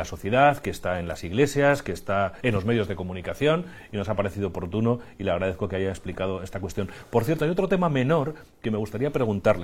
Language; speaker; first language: Spanish; native; Spanish